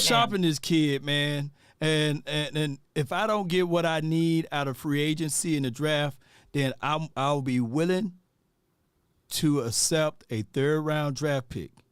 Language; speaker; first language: English; native; English